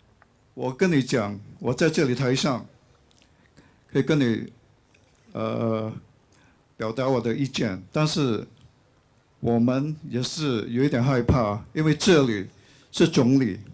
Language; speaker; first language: Chinese; non-native, local second language; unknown